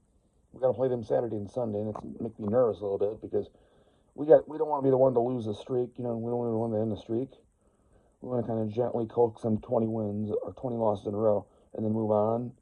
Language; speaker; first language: English; native; English